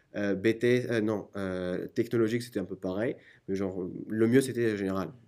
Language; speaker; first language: French; non-native, fluent; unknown